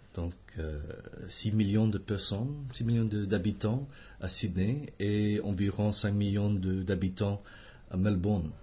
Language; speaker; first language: French; non-native, fluent; English